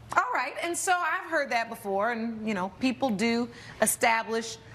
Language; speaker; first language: English; native; English